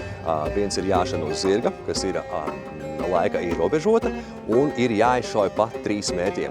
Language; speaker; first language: Latvian; native; Latvian